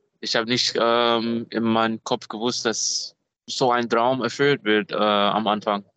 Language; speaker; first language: German; non-native, fluent; English